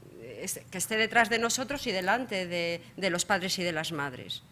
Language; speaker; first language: Spanish; native; Spanish